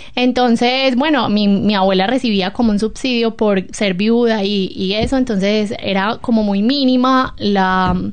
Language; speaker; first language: Spanish; native; Spanish